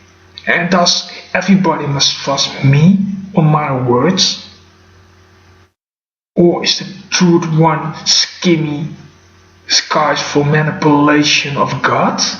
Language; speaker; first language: English; non-native, fluent; Dutch